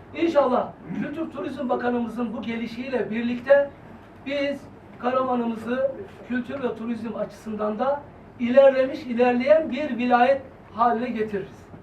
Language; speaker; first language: Turkish; native; Turkish